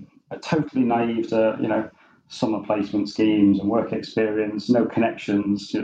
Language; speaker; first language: English; native; English